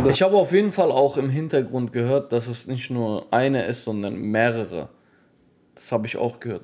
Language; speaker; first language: German; native; German